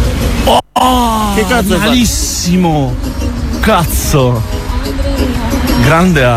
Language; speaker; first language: Italian; native; Italian